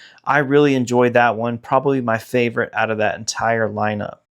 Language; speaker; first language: English; native; English